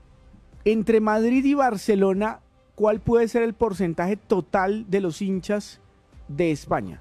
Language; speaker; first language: Spanish; native; Spanish